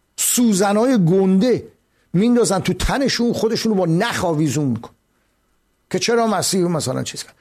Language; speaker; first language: Persian; native; Persian